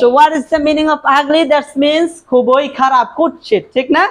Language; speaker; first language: English; non-native, local second language; Bangla